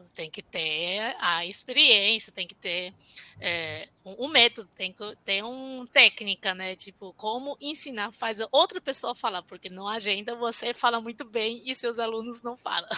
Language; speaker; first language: Portuguese; non-native, fluent; Chinese